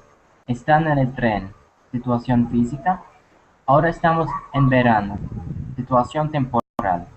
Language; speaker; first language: Spanish; non-native, learner; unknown